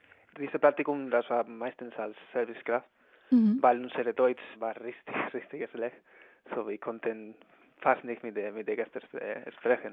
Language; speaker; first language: German; non-native, learner; Spanish